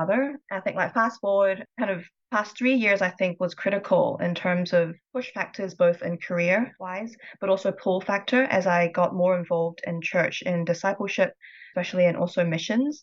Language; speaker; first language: English; non-native, local second language; Cantonese